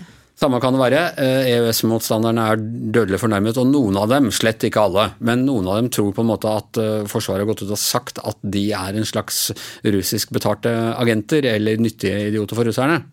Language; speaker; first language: Norwegian; native; Norwegian